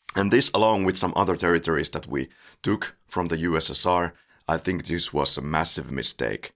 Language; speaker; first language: English; non-native, fluent; Finnish